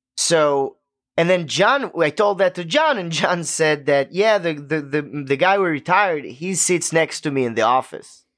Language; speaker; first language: English; non-native, fluent; Hebrew